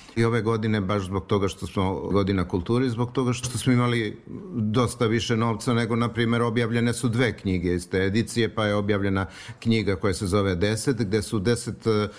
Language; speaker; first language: Serbian; native; Serbian